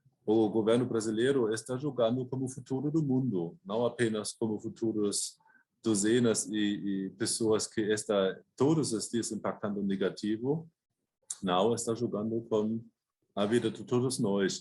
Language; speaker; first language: Portuguese; non-native, fluent; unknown